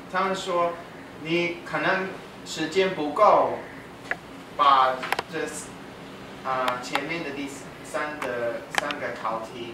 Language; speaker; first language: Chinese; non-native, fluent; English